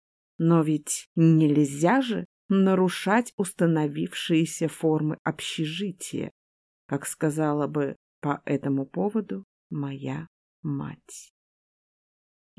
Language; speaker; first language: Russian; native; Russian